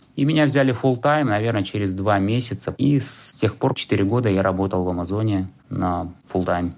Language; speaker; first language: Russian; native; Russian